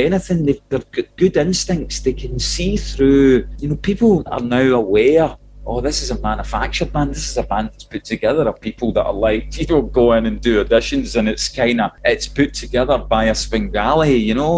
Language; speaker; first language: English; native; English